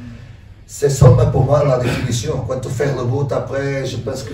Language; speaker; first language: French; non-native, learner; Portuguese